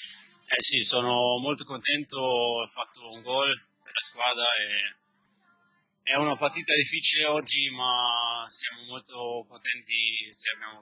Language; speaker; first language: Italian; non-native, learner; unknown